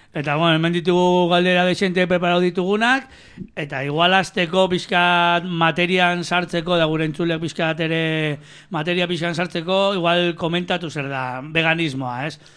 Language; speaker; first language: Basque; native; Basque